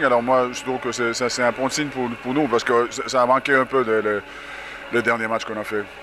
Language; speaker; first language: French; non-native, fluent; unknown